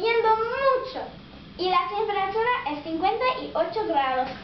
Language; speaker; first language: Spanish; non-native, learner; English